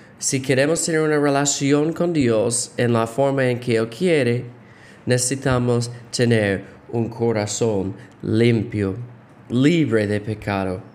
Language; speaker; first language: Spanish; non-native, fluent; English